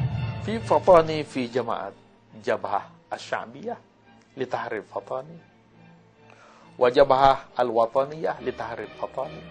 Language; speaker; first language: Arabic; non-native, learner; Malay